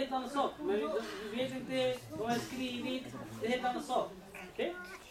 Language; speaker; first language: Swedish; non-native, learner; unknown